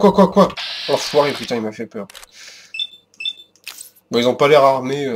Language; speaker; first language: French; native; French